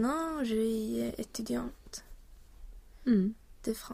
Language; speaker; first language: French; non-native, learner; Swedish